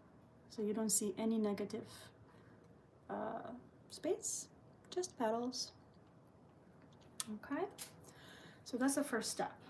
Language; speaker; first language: English; early bilingual, other home language; Albanian